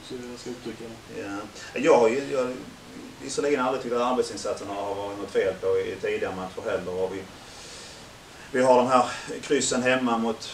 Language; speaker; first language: Swedish; native; Swedish